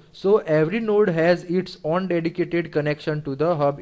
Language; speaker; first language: English; non-native, local second language; Gujarati